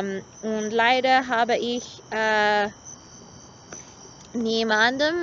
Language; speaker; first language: German; non-native, learner; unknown